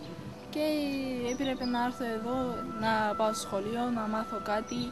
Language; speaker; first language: Greek; non-native, local second language; Turkish